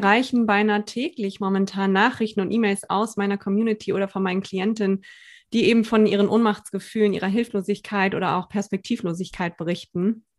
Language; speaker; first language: German; native; German